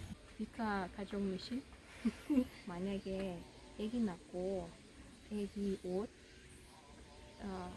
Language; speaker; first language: Korean; non-native, fluent; Russian